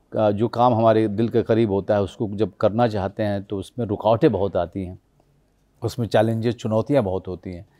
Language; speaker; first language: Hindi; native; Hindi